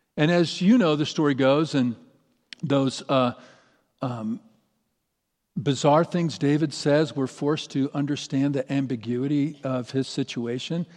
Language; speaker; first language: English; native; English